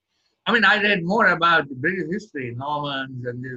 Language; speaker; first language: English; non-native, local second language; Bangla